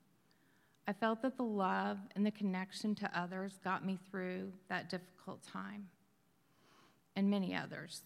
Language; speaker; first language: English; native; English